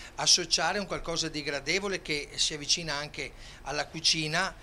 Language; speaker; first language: Italian; native; Italian